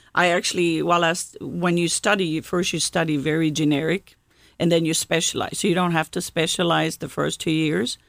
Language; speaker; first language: English; non-native, fluent; Swedish